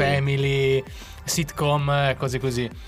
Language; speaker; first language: Italian; native; Italian